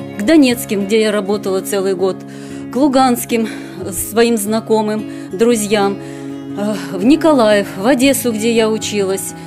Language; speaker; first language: Russian; native; Russian